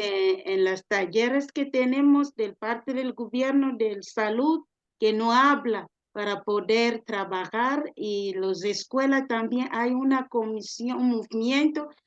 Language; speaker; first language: Spanish; non-native, learner; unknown